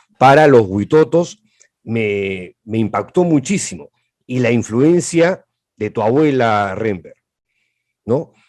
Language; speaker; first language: Spanish; native; Spanish